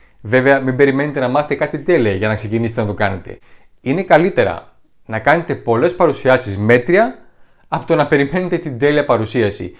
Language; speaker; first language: Greek; native; Greek